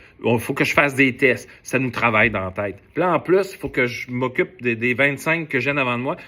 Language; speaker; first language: French; native; French